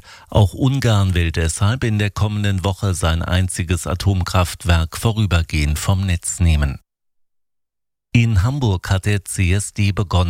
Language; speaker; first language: German; native; German